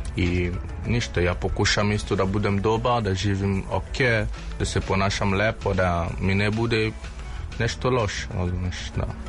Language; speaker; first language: Serbian; non-native, learner; French